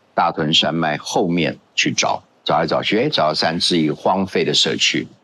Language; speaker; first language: Chinese; non-native, local second language; Hakka Chinese